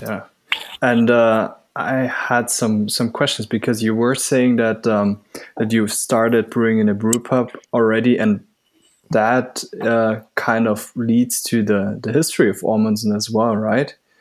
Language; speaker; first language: English; non-native, fluent; German